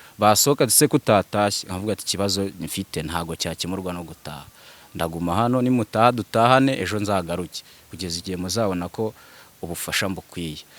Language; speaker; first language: Kinyarwanda; early bilingual, other home language; Swahili